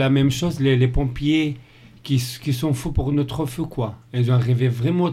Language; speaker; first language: French; non-native, fluent; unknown